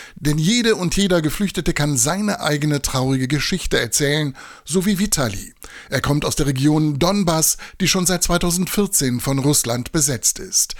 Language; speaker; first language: German; native; German